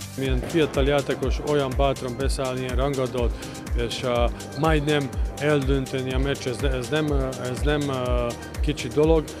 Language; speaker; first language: Hungarian; non-native, learner; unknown